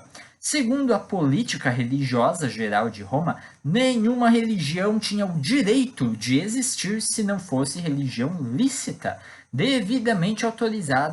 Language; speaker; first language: Portuguese; native; Portuguese